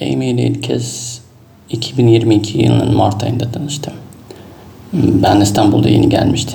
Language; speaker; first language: Turkish; non-native, fluent; Russian